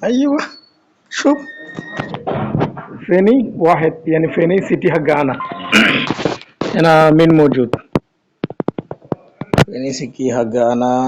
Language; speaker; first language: Arabic; non-native, learner; Bangla